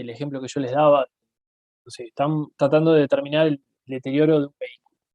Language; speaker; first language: Spanish; native; Spanish